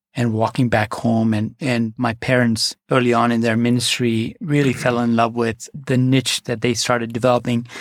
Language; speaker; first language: English; non-native, local second language; Malayalam